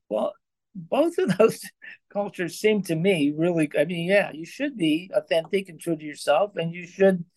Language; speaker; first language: English; native; English